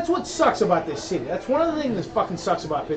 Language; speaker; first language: English; native; English